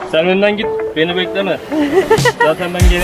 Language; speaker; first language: Turkish; native; Turkish